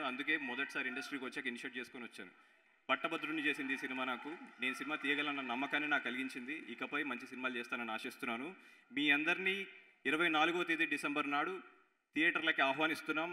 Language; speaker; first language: Telugu; native; Telugu